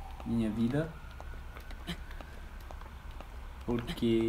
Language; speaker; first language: Portuguese; non-native, learner; English